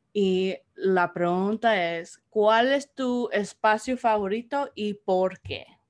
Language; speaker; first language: Spanish; early bilingual, heritage; Spanish